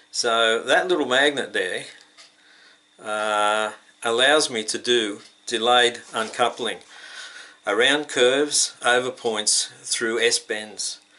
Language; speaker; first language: English; native; English